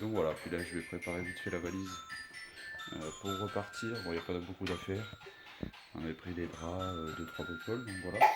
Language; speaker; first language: French; native; French